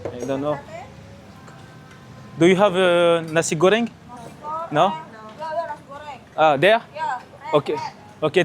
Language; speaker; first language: English; non-native, learner; French